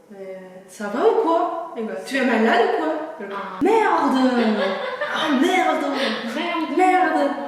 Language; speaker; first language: French; non-native, learner; Korean